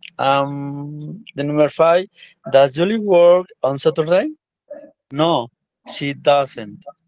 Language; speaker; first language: English; non-native, learner; Spanish